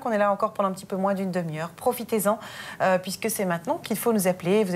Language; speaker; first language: French; native; French